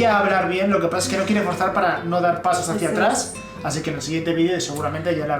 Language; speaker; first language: Spanish; native; Spanish